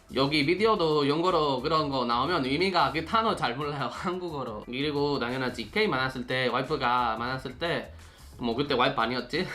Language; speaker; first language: Korean; non-native, learner; Spanish